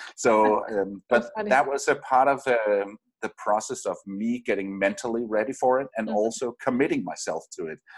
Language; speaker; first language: English; non-native, fluent; Danish